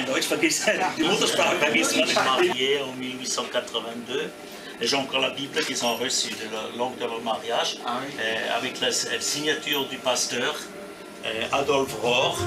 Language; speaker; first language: French; native; French